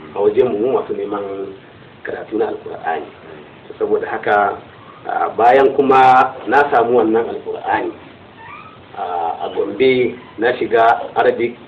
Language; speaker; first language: Hausa; non-native, local second language; Fula